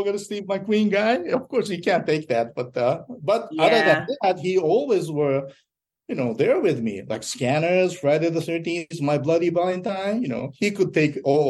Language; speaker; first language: English; early bilingual, other home language; Japanese